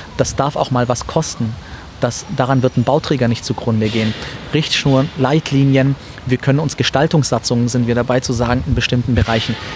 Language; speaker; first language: German; early bilingual, other home language; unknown